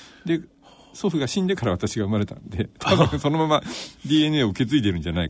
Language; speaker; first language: Japanese; native; Japanese